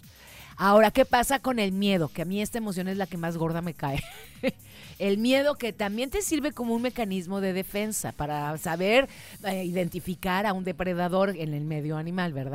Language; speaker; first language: Spanish; native; Spanish